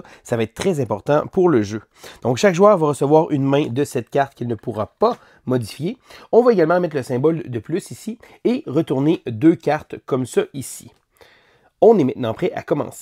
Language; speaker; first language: French; native; French